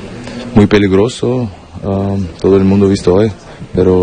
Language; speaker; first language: Spanish; non-native, fluent; German